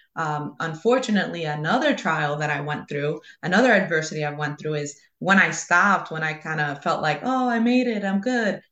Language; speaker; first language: English; early bilingual, other home language; Spanish